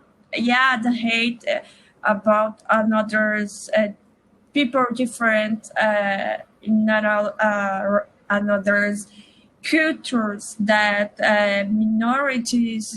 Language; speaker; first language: English; non-native, learner; Portuguese